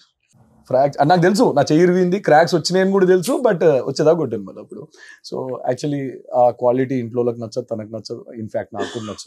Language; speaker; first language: Telugu; native; Telugu